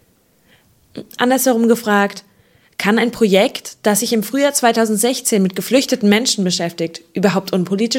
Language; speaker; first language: German; native; German